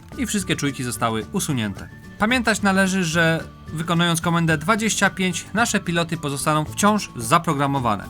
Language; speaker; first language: Polish; native; Polish